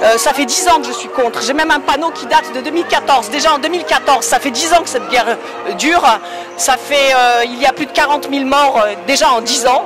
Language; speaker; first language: French; non-native, fluent; Polish